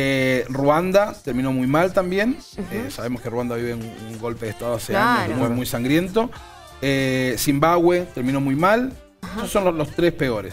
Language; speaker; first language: Spanish; native; Spanish